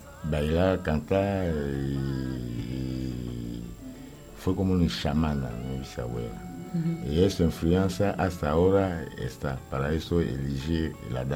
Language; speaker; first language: Spanish; non-native, learner; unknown